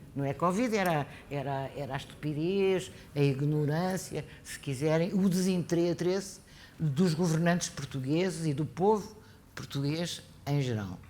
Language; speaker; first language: Portuguese; native; Portuguese